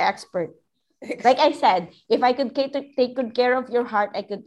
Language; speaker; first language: English; non-native, local second language; Filipino